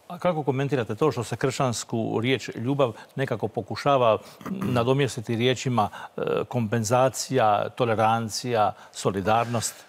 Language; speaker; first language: Croatian; native; Croatian